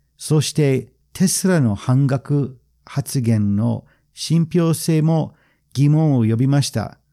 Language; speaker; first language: Japanese; non-native, fluent; English